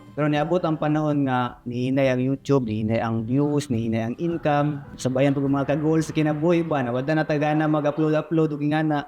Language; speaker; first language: Cebuano; native; Cebuano